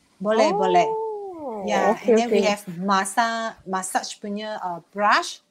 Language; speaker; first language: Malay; non-native, local second language; Chinese